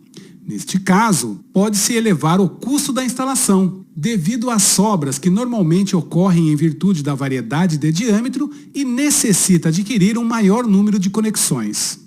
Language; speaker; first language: Portuguese; native; Portuguese